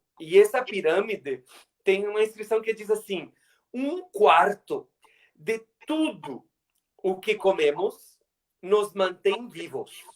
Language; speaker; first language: Portuguese; non-native, fluent; Spanish